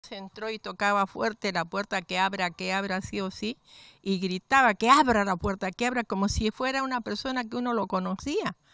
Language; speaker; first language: Spanish; native; Spanish